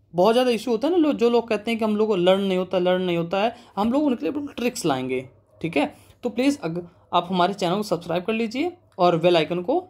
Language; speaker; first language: Hindi; native; Hindi